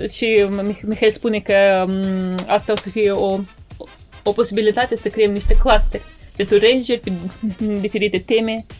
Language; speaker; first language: Romanian; non-native, local second language; Russian